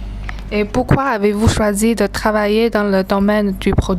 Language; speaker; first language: French; non-native, learner; Chinese